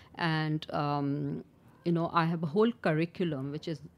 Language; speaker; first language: English; non-native, local second language; Urdu